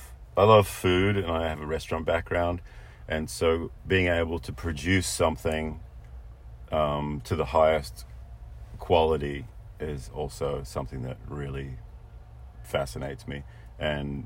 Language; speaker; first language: English; native; English